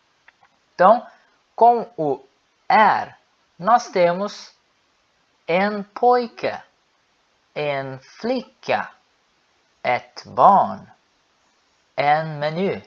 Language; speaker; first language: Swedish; non-native, learner; Portuguese